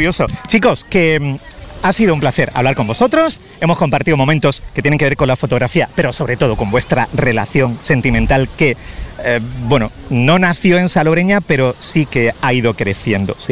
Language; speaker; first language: Spanish; native; Spanish